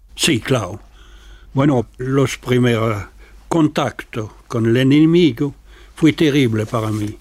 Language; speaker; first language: Spanish; non-native, fluent; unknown